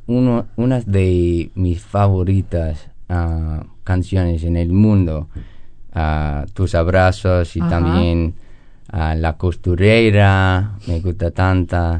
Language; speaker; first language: Spanish; non-native, learner; English